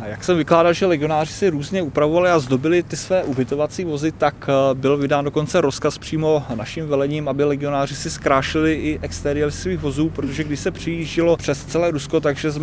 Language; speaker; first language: Czech; native; Czech